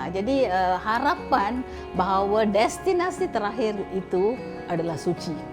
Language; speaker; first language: Malay; non-native, local second language; Tamil